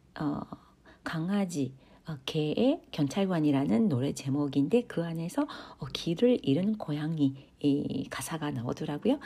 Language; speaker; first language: Korean; non-native, fluent; Japanese